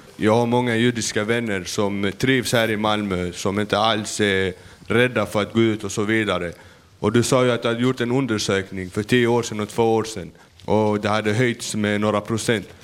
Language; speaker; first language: Swedish; non-native, fluent; Arabic